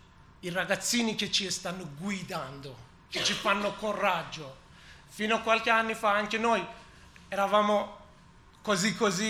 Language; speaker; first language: Italian; non-native, learner; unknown